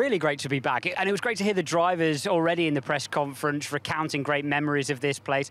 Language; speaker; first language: English; native; English